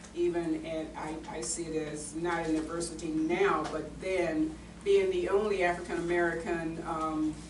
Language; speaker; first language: English; native; English